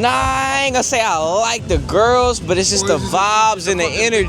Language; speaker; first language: English; native; English